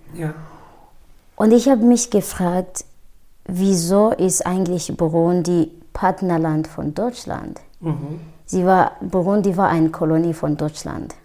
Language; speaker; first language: German; non-native, fluent; Kinyarwanda